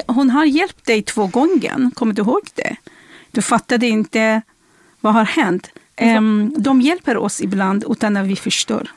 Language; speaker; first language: Swedish; non-native, fluent; Persian